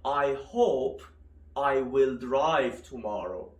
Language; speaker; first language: English; non-native, fluent; Persian